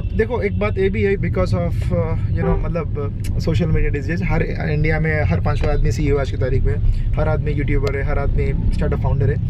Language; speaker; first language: Hindi; native; Hindi